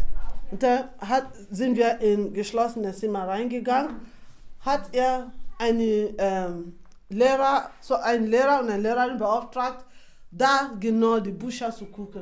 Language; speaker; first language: German; non-native, fluent; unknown